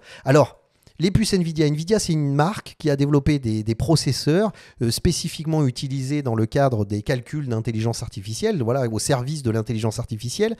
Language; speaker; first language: French; native; French